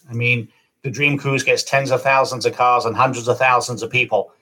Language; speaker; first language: English; native; English